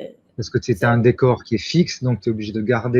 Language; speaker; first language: French; native; French